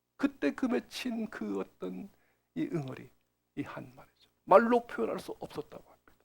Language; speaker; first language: Korean; native; Korean